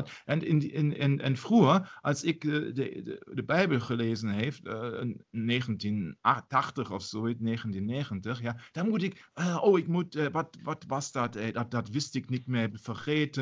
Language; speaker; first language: Dutch; non-native, learner; German